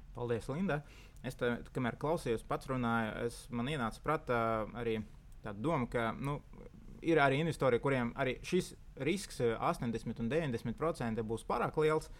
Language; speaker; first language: Latvian; non-native, local second language; Russian